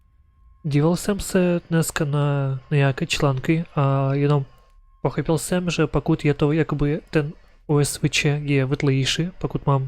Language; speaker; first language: Czech; non-native, learner; Ukrainian